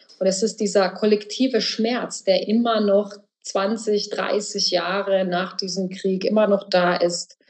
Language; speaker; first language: German; early bilingual, other home language; Bosnian